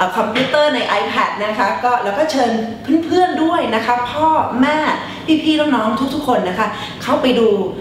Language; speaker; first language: Thai; non-native, fluent; English